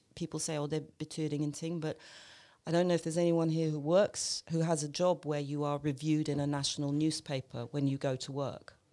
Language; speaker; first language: English; native; English